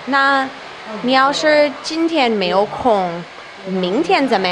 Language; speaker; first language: Chinese; non-native, learner; English